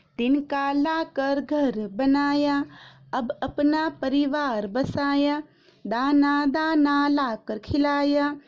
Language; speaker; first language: Hindi; non-native, local second language; Gujarati